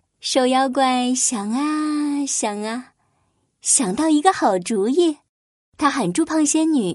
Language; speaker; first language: Chinese; native; Chinese